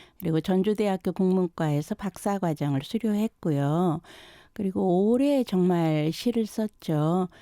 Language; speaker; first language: Korean; native; Korean